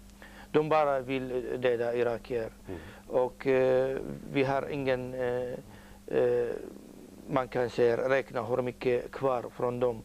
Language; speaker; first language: Swedish; non-native, learner; Arabic